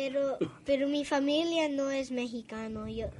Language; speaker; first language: Spanish; non-native, learner; English